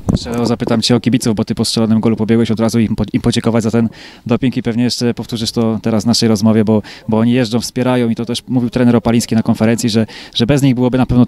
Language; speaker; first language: Polish; native; Polish